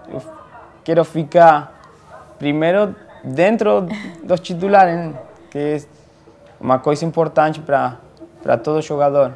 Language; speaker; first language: Portuguese; non-native, fluent; Spanish